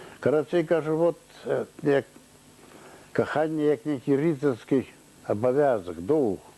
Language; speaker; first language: Belarusian; native; Belarusian